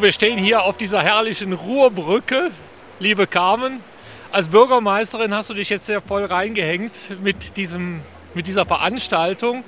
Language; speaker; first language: German; native; German